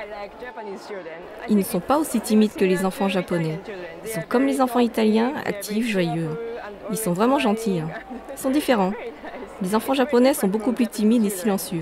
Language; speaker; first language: French; non-native, fluent; Japanese